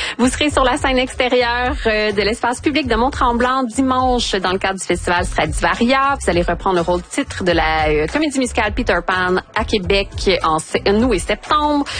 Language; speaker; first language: French; native; French